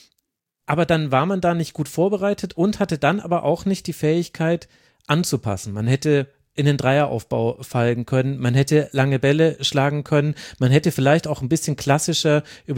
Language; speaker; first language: German; native; German